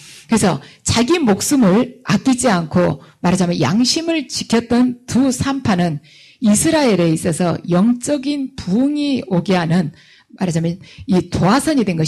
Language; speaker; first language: Korean; native; Korean